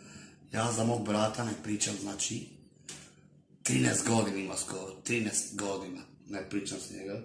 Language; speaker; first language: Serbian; non-native, local second language; Romany